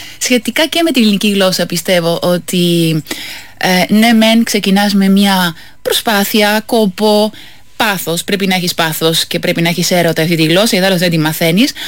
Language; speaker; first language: Greek; non-native, fluent; Spanish